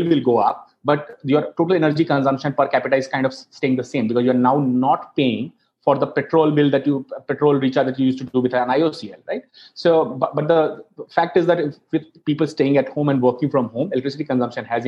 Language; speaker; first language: English; non-native, local second language; Hindi